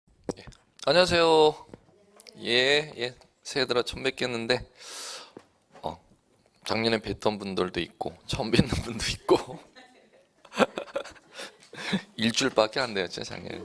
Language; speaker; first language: Korean; native; Korean